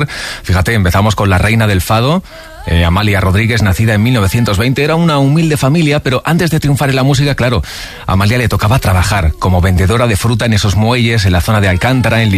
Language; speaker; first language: Spanish; native; Spanish